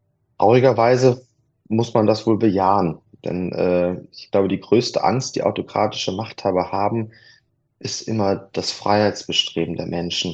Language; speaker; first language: German; native; German